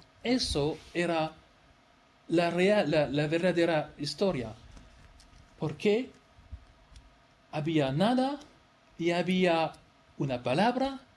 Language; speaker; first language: Spanish; non-native, fluent; French